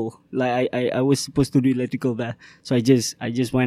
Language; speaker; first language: English; non-native, local second language; Malay